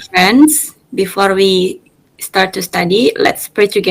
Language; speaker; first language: English; non-native, learner; Indonesian